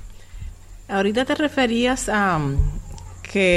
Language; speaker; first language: Spanish; native; Spanish